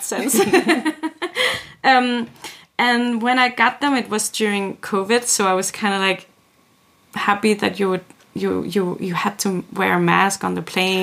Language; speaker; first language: English; non-native, fluent; Kalaallisut